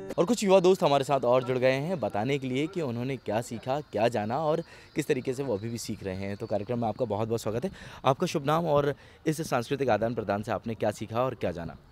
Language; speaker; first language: Hindi; native; Hindi